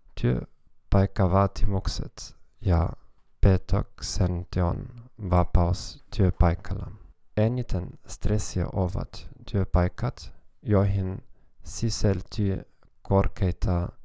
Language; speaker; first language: Finnish; non-native, learner; German